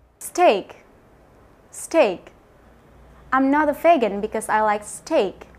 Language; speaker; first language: English; non-native, fluent; Indonesian